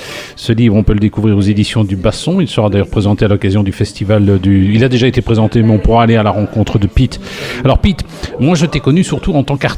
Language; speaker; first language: French; native; French